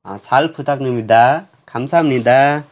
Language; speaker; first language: Korean; non-native, learner; Nepali